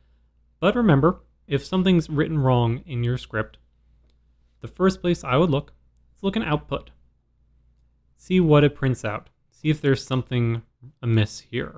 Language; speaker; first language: English; native; English